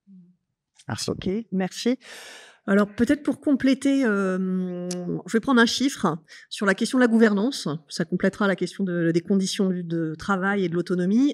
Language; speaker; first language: French; native; French